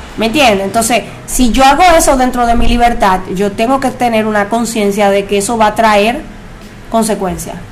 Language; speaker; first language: Spanish; native; Spanish